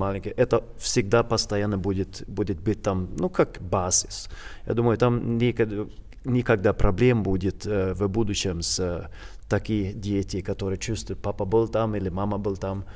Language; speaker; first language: Russian; non-native, learner; Swedish